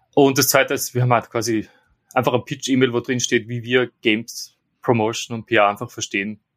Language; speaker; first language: German; native; German